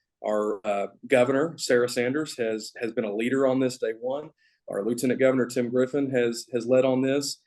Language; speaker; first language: English; native; English